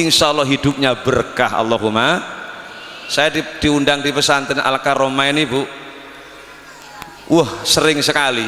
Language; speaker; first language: Indonesian; non-native, local second language; Javanese